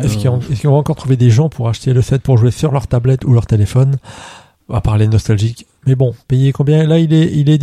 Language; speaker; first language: French; native; French